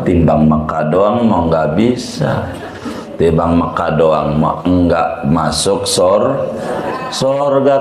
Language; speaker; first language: Indonesian; native; Indonesian